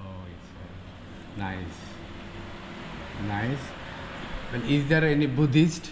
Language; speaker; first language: English; non-native, learner; Bangla